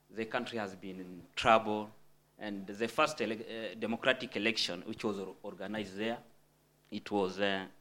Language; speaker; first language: English; non-native, fluent; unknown